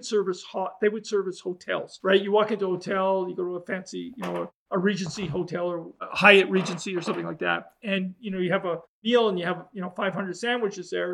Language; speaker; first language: English; native; English